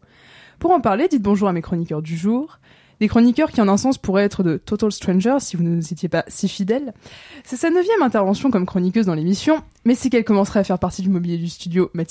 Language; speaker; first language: French; native; French